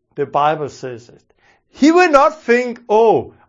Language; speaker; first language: English; non-native, fluent; Danish